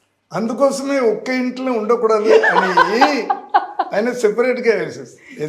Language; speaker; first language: Telugu; non-native, learner; Tamil